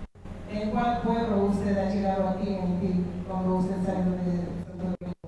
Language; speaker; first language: Spanish; non-native, fluent; Haitian Creole